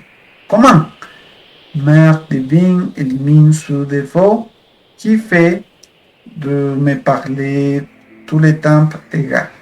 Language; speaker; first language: French; non-native, fluent; Spanish